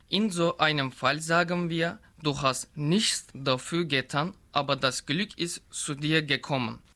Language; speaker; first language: German; non-native, fluent; Turkish